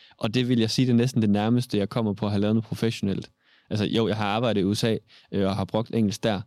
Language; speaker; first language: Danish; native; Danish